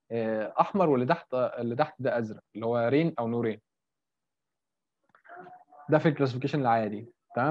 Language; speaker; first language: Arabic; native; Arabic